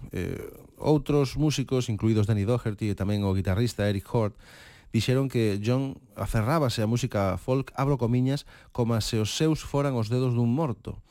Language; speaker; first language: Galician; native; Galician